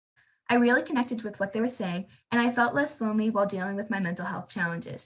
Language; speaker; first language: English; native; English